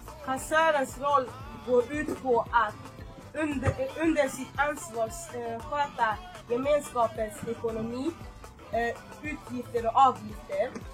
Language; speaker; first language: Swedish; non-native, fluent; Lingala